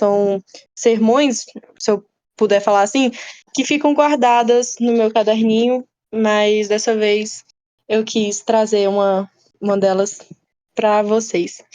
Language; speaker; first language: Portuguese; native; Portuguese